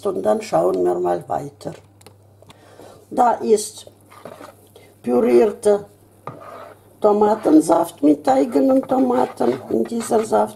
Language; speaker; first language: German; non-native, fluent; Russian